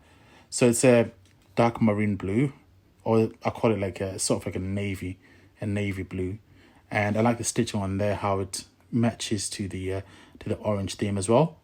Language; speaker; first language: English; native; English